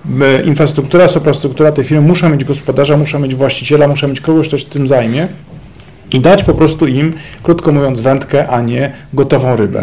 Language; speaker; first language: Polish; native; Polish